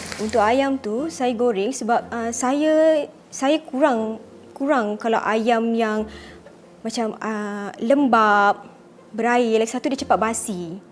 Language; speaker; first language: Malay; native; Malay